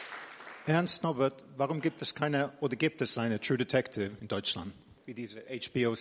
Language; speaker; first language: German; non-native, fluent; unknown